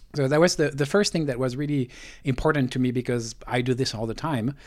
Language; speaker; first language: English; non-native, fluent; French